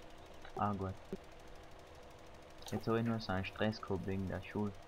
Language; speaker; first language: German; native; German